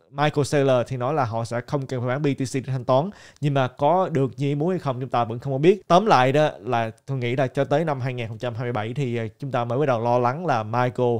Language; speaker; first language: Vietnamese; native; Vietnamese